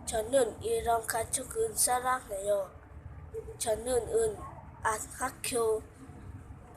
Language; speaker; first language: Korean; non-native, learner; Hmong